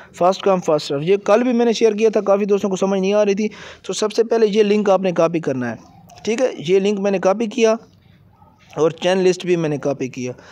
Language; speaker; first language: Urdu; native; Urdu